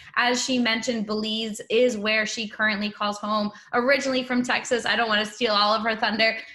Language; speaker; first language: English; native; English